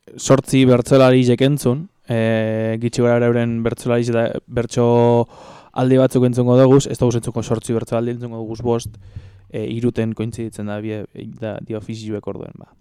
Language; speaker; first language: Basque; native; Basque